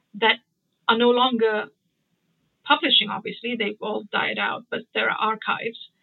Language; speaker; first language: English; non-native, local second language; Gujarati